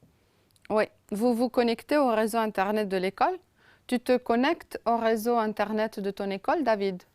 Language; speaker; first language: French; non-native, fluent; Romanian